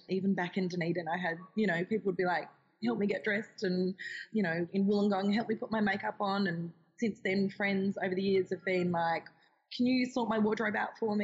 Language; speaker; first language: English; native; English